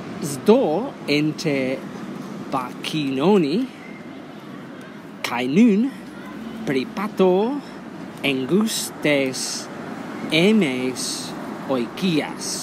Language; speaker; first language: Greek; non-native, fluent; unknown